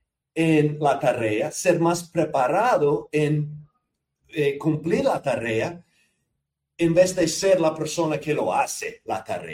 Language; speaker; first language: Spanish; non-native, fluent; English